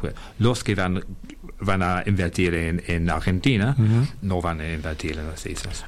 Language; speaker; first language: Spanish; non-native, fluent; English